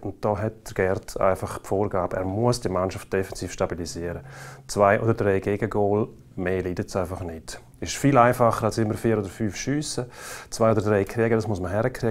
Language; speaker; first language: German; native; German